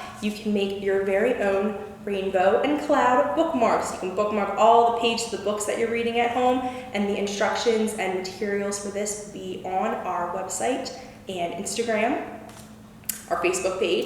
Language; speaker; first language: English; native; English